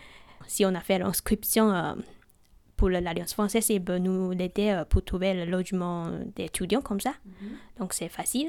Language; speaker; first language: French; non-native, learner; Chinese